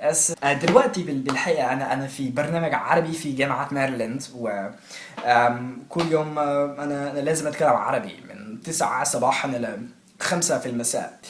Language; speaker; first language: Arabic; non-native, learner; English